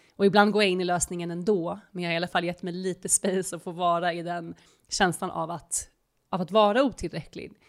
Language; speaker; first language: Swedish; native; Swedish